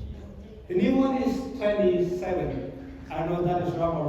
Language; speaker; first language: English; non-native, learner; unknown